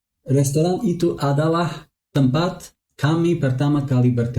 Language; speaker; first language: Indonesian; non-native, learner; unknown